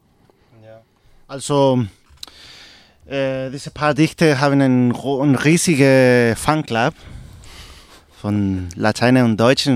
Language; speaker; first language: German; non-native, learner; Spanish